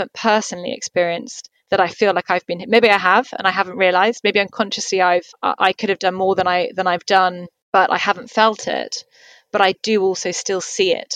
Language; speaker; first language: English; native; English